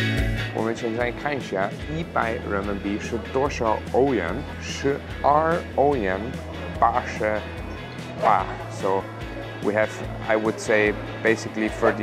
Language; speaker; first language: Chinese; non-native, learner; German